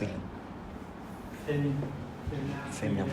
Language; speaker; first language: French; non-native, learner; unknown